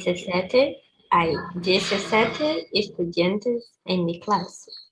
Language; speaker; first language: Spanish; non-native, learner; Portuguese